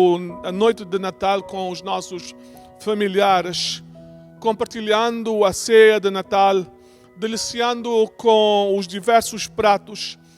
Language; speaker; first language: Portuguese; native; Portuguese